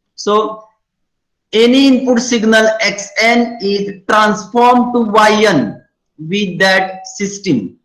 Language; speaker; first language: English; non-native, local second language; Marathi